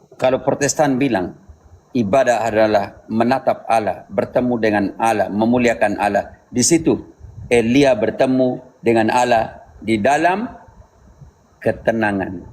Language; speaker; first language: Indonesian; native; Indonesian